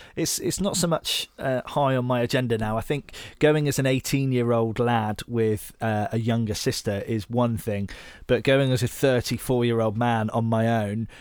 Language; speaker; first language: English; native; English